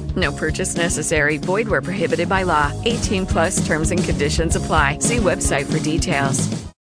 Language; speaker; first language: English; early bilingual, other home language; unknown